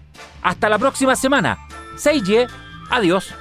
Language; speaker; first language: Spanish; native; Spanish